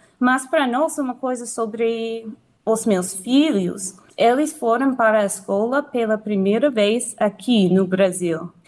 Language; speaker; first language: Portuguese; non-native, learner; English